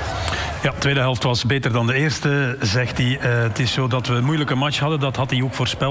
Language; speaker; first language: Dutch; native; Dutch